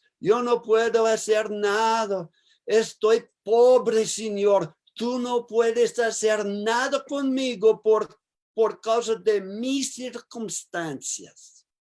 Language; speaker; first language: Spanish; non-native, learner; English